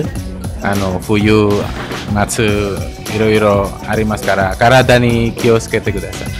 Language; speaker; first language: Japanese; non-native, learner; Indonesian